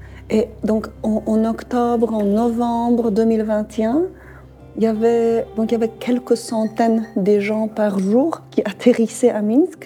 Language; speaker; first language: French; non-native, fluent; Polish